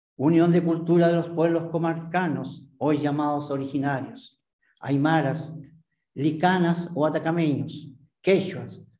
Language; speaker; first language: Spanish; native; Spanish